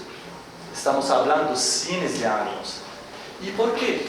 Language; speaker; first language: Spanish; non-native, fluent; Arabic